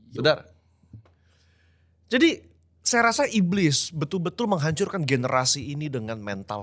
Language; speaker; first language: Indonesian; native; Indonesian